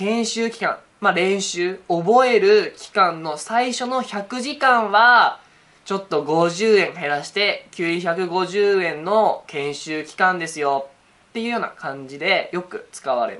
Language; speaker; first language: Japanese; native; Japanese